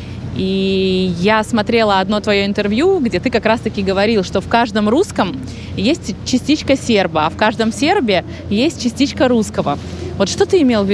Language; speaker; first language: Russian; native; Russian